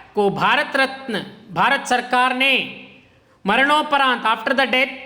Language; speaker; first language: Hindi; non-native, local second language; Kannada